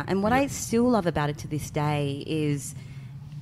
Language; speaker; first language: English; native; English